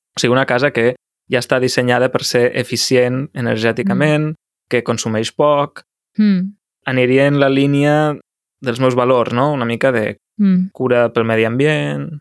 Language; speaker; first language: Catalan; native; Catalan